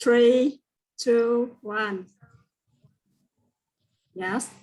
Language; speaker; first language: English; non-native, learner; Vietnamese